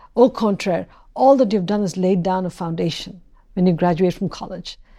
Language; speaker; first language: English; non-native, local second language; Tamil